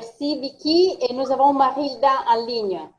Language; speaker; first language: French; non-native, fluent; Italian